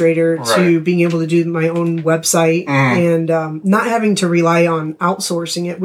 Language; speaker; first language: English; native; English